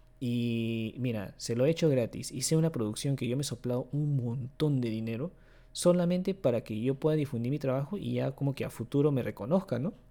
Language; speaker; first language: Spanish; early bilingual, other home language; Japanese